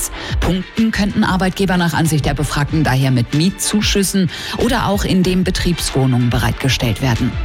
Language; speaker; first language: German; native; German